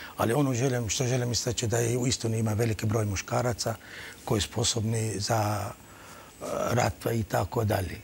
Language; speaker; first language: Croatian; non-native, fluent; Arabic